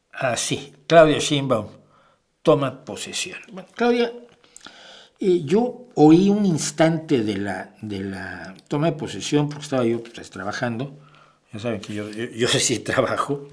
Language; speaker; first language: Spanish; native; Spanish